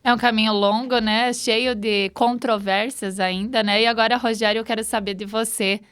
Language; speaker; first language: Portuguese; native; Portuguese